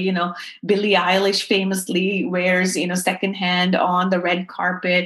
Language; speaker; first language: English; non-native, local second language; Urdu